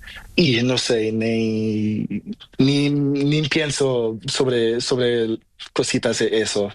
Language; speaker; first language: Spanish; non-native, learner; Portuguese